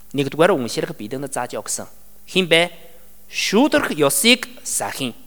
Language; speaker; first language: Mongolian; non-native, learner; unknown